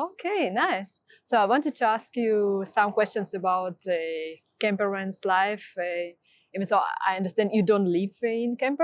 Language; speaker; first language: English; non-native, fluent; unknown